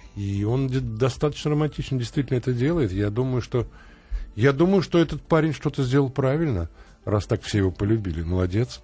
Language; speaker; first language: Russian; native; Russian